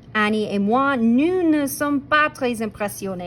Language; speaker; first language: French; non-native, fluent; English